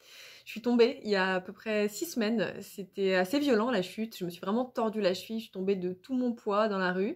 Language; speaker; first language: French; native; French